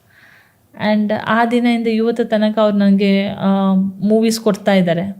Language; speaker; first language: Kannada; non-native, local second language; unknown